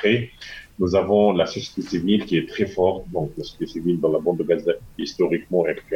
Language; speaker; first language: French; non-native, fluent; Arabic